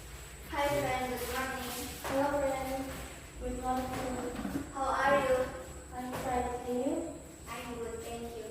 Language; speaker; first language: English; non-native, learner; Indonesian